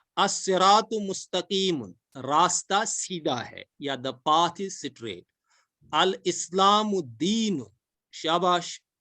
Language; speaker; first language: Urdu; non-native, local second language; Kashmiri